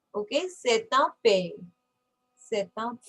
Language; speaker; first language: French; non-native, fluent; Hindi